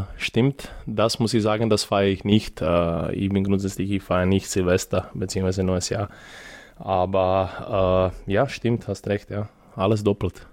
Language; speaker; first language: German; early bilingual, other home language; Serbian